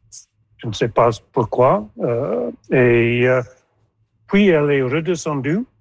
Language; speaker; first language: French; non-native, local second language; English